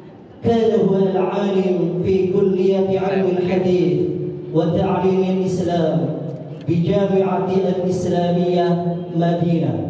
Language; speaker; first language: Arabic; non-native, learner; Indonesian